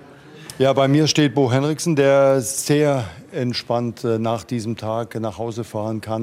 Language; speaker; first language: German; native; German